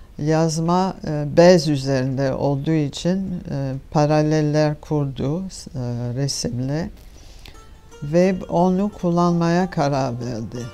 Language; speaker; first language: Turkish; non-native, fluent; French